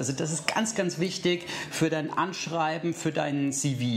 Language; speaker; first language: German; native; German